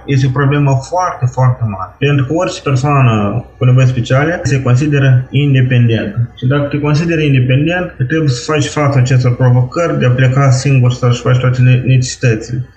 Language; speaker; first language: Romanian; native; Romanian